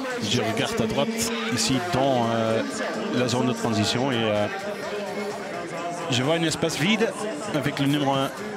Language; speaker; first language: French; non-native, fluent; Dutch